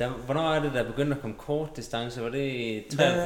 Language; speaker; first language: Danish; native; Danish